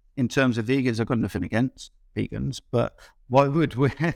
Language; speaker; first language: English; native; English